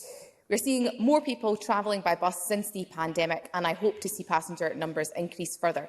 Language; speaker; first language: English; native; English